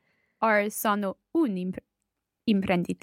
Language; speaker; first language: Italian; non-native, learner; English